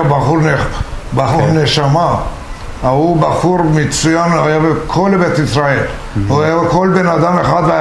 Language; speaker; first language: Hebrew; non-native, fluent; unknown